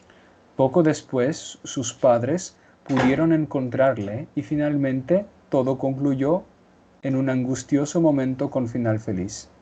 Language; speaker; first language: Spanish; non-native, fluent; Portuguese